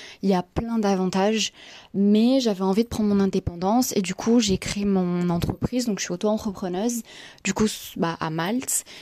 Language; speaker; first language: French; native; French